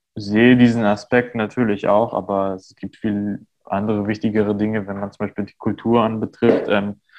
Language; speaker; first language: German; early bilingual, other home language; Armenian